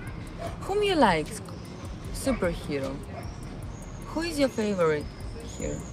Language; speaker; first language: English; non-native, learner; Russian